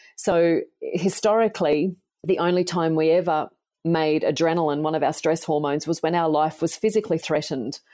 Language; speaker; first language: English; native; English